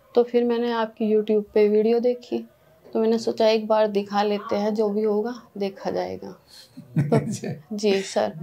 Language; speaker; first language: Hindi; native; Hindi